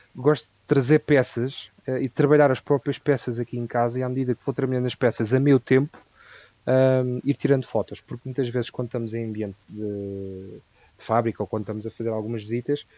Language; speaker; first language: Portuguese; native; Portuguese